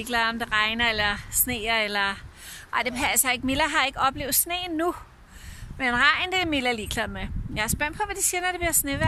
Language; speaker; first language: Danish; native; Danish